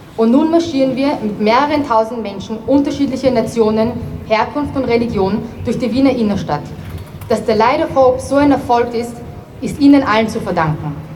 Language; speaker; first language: German; native; German